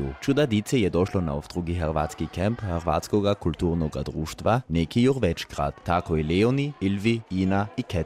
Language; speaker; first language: Serbian; native; Serbian